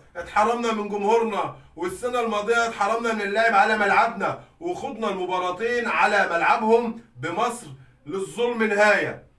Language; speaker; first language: Arabic; native; Arabic